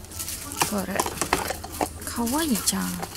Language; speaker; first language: Japanese; non-native, learner; Indonesian